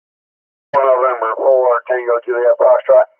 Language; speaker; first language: English; native; English